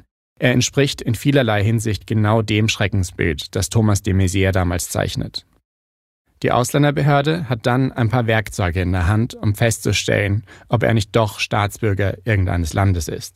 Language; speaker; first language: German; native; German